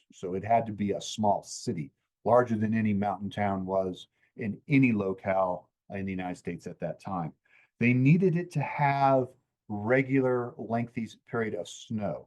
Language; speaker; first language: English; native; English